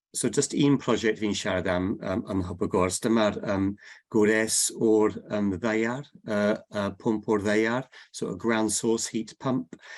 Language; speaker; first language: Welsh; non-native, learner; English